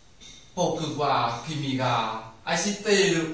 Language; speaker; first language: Japanese; non-native, learner; Vietnamese